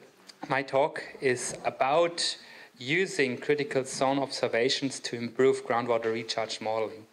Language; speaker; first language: English; non-native, fluent; German